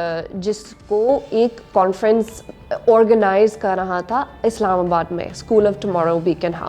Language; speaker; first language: Hindi; non-native, learner; English